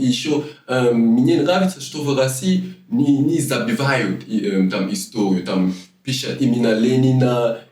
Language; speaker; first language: Russian; non-native, learner; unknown